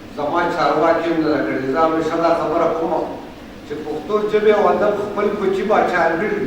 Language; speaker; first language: Pashto; non-native, local second language; Persian